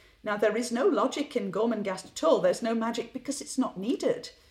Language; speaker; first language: English; native; English